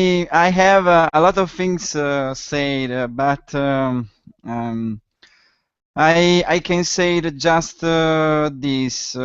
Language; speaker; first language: English; non-native, learner; Italian